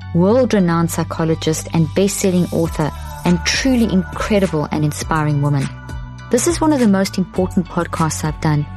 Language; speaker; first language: English; native; English